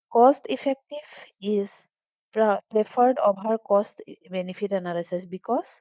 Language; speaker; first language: English; non-native, local second language; Assamese